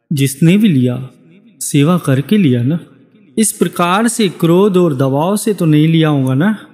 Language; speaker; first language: Hindi; native; Hindi